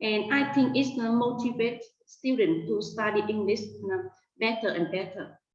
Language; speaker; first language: English; non-native, fluent; Vietnamese